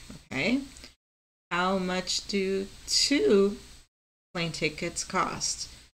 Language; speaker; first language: English; non-native, fluent; Spanish